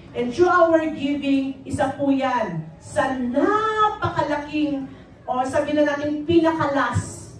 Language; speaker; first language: Filipino; native; Filipino